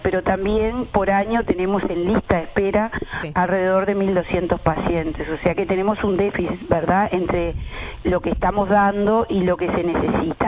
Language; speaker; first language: Spanish; native; Spanish